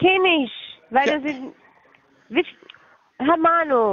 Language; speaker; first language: German; non-native, fluent; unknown